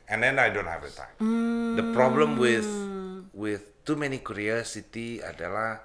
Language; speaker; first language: English; non-native, fluent; Indonesian